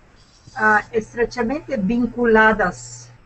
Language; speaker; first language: Spanish; non-native, learner; English